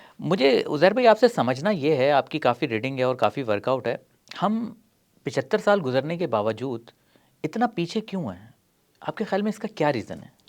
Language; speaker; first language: Urdu; native; Urdu